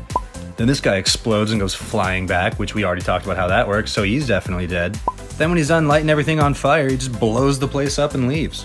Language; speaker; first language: English; native; English